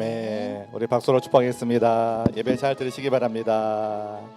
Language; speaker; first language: Korean; native; Korean